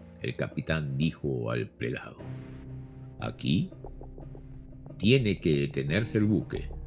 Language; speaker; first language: Spanish; native; Spanish